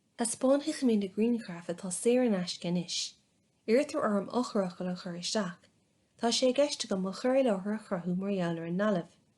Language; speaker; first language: Irish; native; Irish